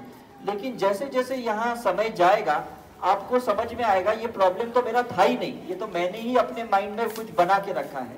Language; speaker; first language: Hindi; native; Hindi